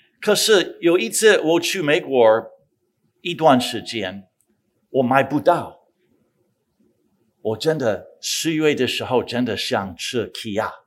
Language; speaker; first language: Chinese; non-native, fluent; English